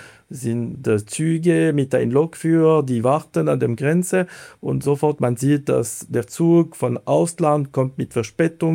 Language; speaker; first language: German; non-native, fluent; Italian